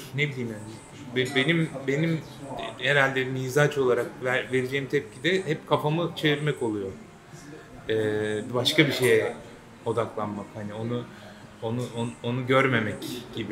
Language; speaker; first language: Turkish; native; Turkish